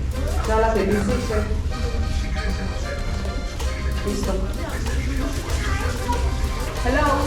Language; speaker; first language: Spanish; native; Spanish